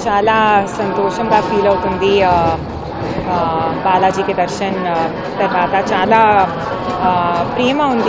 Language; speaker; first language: Telugu; non-native, learner; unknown